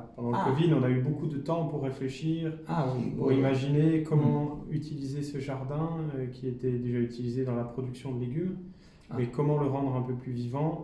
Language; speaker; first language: French; native; French